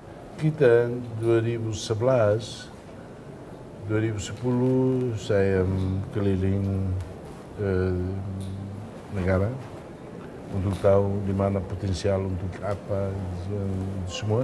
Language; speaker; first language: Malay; non-native, fluent; Tetum